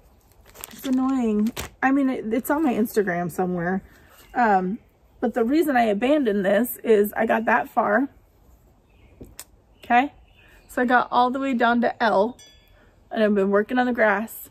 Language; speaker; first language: English; native; English